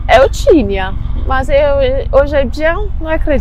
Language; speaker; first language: Portuguese; non-native, learner; Persian